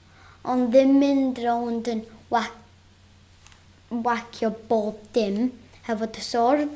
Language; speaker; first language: Welsh; non-native, local second language; English